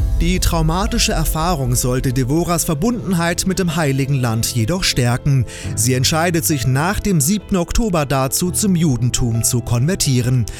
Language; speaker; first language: German; native; German